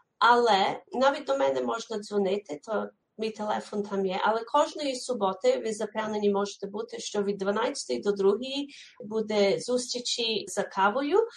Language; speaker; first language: Ukrainian; early bilingual, heritage; Ukrainian